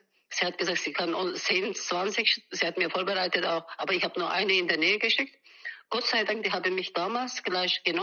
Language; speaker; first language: German; non-native, learner; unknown